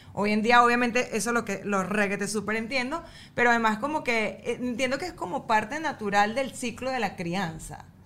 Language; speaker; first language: Spanish; native; Spanish